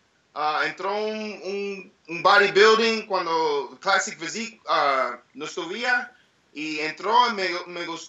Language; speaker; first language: Spanish; early bilingual, heritage; English